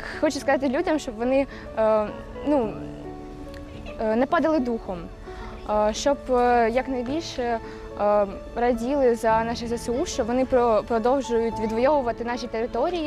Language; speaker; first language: Ukrainian; native; Ukrainian